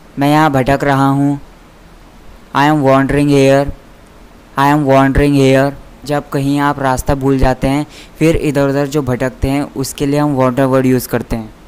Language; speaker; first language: Hindi; native; Hindi